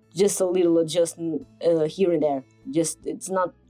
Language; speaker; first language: English; non-native, fluent; Portuguese